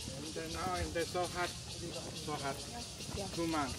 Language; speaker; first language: English; non-native, learner; Chinese